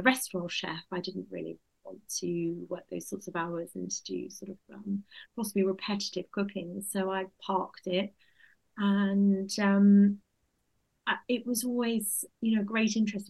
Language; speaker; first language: English; native; English